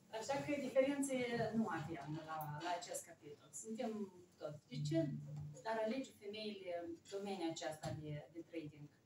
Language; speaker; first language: Romanian; native; Romanian